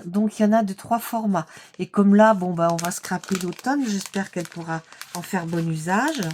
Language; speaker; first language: French; native; French